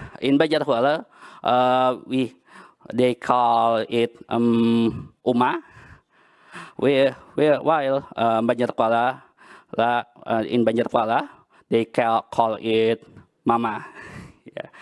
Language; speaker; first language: English; non-native, learner; Banjar